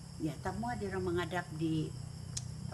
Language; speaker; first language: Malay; non-native, local second language; Central Dusun